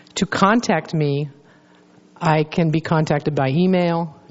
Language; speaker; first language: English; native; English